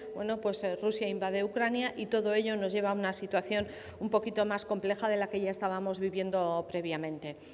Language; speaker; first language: Spanish; non-native, local second language; Basque